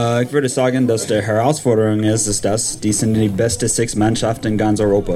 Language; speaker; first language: German; non-native, learner; English